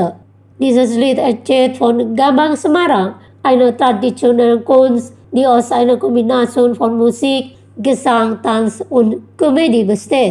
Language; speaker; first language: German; non-native, learner; Indonesian